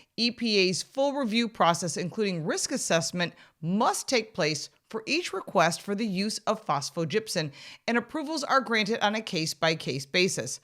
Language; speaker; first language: English; native; English